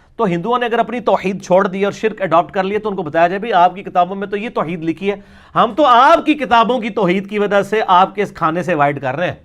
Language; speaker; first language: Urdu; non-native, local second language; Punjabi